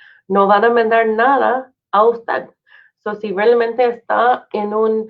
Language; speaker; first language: Spanish; non-native, fluent; English